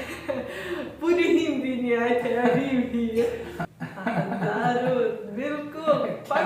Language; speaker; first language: Hindi; non-native, learner; Russian